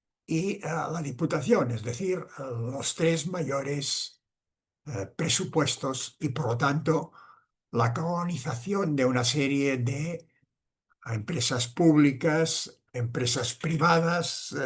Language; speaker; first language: Spanish; non-native, local second language; Catalan